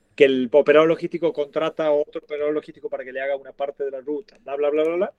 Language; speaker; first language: Spanish; native; Spanish